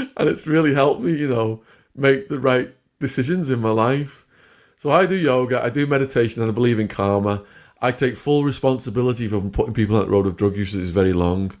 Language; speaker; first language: English; native; English